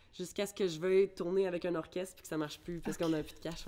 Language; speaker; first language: French; early bilingual, other home language; English